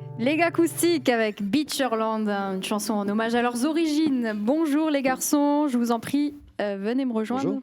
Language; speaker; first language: French; native; French